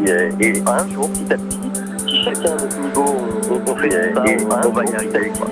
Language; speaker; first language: French; native; French